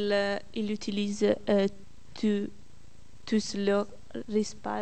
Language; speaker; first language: French; non-native, learner; Italian